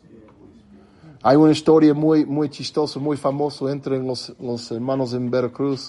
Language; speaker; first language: Spanish; non-native, fluent; English